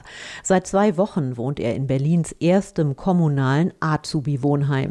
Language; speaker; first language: German; native; German